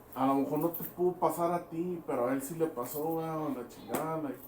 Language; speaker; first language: Spanish; early bilingual, heritage; Spanish